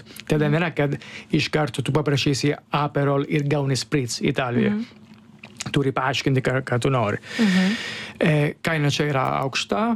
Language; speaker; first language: Lithuanian; non-native, learner; Italian